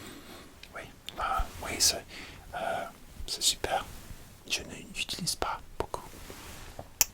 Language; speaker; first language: French; non-native, learner; English